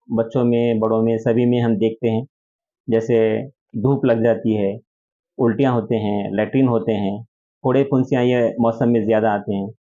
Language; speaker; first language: Hindi; non-native, local second language; Urdu